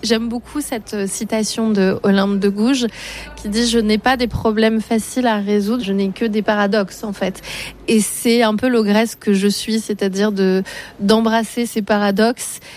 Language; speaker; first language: French; native; French